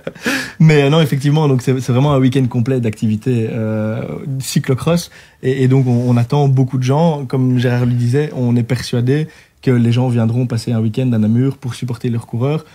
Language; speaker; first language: French; native; French